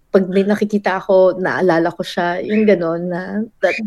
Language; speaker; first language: English; non-native, local second language; Filipino